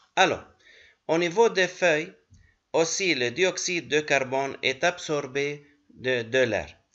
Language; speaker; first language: French; non-native, local second language; Arabic